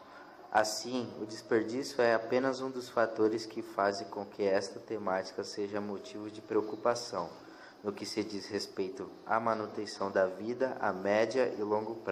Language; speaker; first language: Portuguese; native; Portuguese